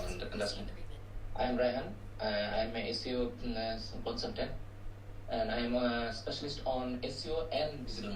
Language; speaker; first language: English; non-native, learner; Bangla